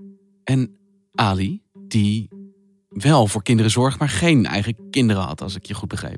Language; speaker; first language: Dutch; native; Dutch